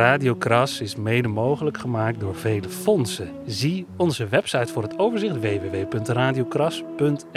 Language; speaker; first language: Dutch; native; Dutch